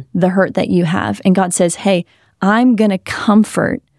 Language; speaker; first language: English; native; English